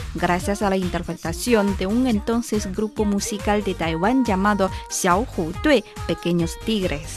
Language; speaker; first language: Spanish; non-native, fluent; Chinese